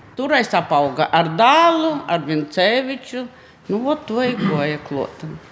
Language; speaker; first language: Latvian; native; Latvian